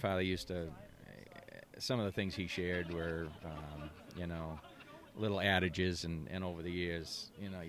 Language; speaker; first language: English; native; English